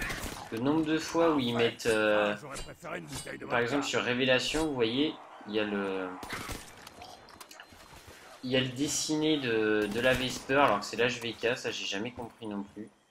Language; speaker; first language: French; native; French